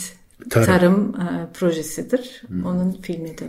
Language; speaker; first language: Turkish; non-native, fluent; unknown